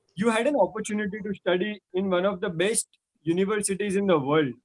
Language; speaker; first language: English; non-native, local second language; Hindi